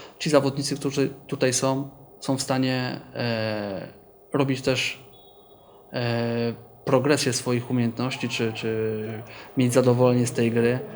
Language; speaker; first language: Polish; native; Polish